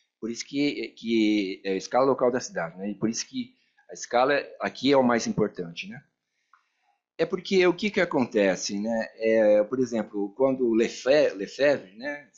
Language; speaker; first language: Portuguese; native; Portuguese